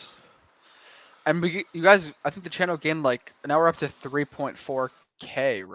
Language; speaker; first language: English; native; English